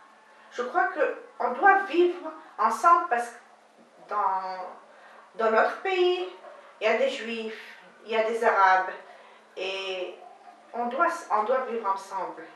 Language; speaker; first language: French; non-native, learner; Hebrew